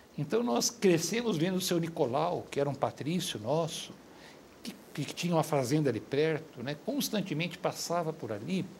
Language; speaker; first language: Portuguese; native; Portuguese